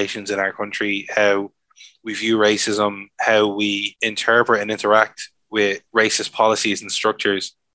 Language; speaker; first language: English; native; English